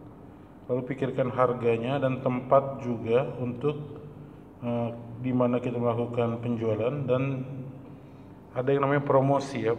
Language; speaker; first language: Indonesian; native; Indonesian